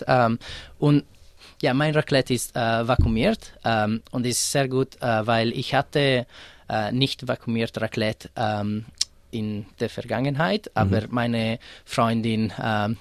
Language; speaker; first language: German; non-native, fluent; Italian